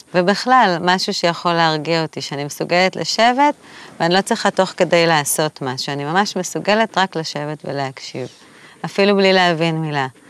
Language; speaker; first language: Hebrew; native; Hebrew